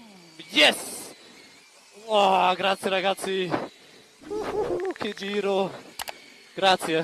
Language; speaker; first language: Italian; non-native, learner; German